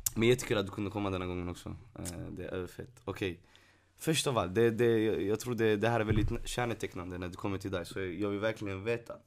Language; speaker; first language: Swedish; native; Swedish